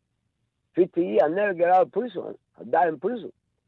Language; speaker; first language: English; non-native, learner; Spanish